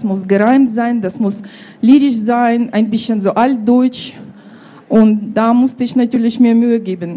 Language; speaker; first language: German; non-native, fluent; Russian